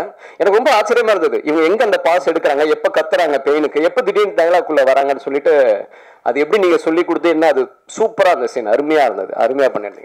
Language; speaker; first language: Tamil; native; Tamil